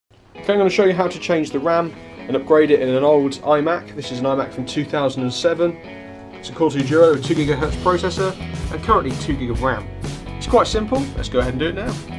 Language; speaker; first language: English; native; English